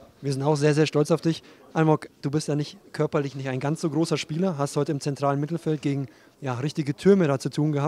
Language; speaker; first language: German; native; German